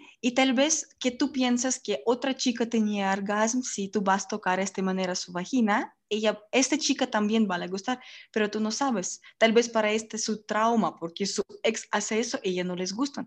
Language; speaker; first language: Spanish; non-native, learner; Russian